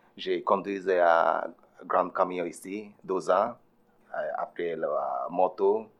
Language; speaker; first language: French; non-native, learner; Bangla